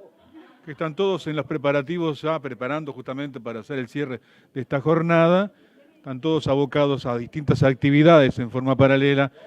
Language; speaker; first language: Spanish; native; Spanish